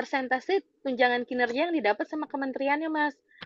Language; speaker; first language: Indonesian; native; Indonesian